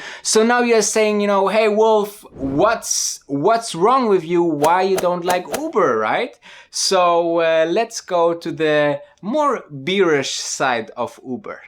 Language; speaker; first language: English; non-native, fluent; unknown